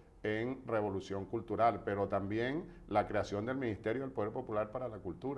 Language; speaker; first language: Spanish; native; Spanish